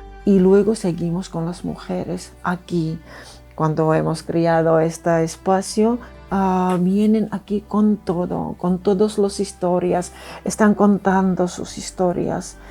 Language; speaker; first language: Spanish; non-native, fluent; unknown